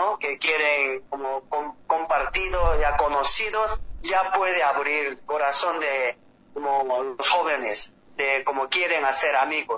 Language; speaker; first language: Spanish; non-native, learner; Korean